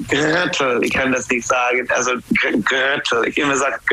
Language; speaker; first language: German; non-native, learner; English